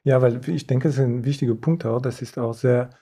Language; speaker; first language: German; non-native, fluent; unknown